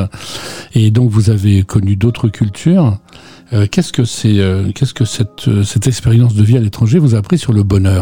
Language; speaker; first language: French; native; French